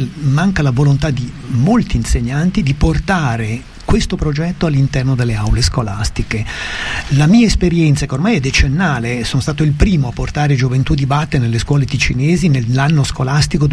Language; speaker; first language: Italian; native; Italian